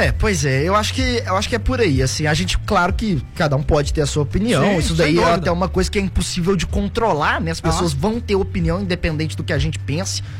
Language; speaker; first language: Portuguese; native; Portuguese